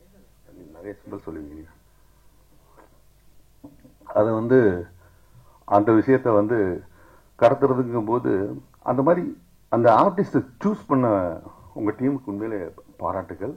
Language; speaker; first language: Tamil; native; Tamil